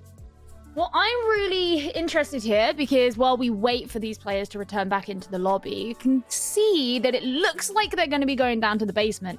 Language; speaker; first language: English; native; English